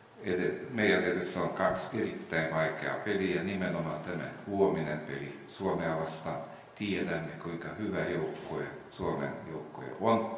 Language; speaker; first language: Finnish; non-native, fluent; Romanian